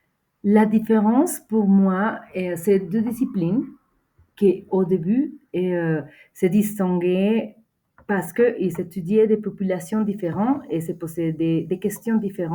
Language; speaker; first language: French; non-native, fluent; Spanish